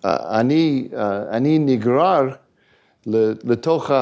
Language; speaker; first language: Hebrew; non-native, fluent; English